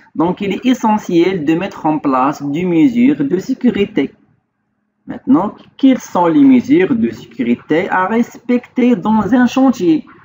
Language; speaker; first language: French; non-native, local second language; Arabic